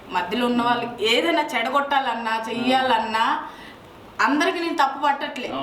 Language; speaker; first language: Telugu; non-native, local second language; Odia